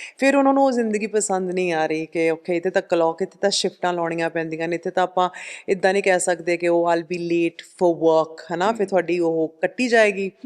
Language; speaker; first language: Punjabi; early bilingual, heritage; Punjabi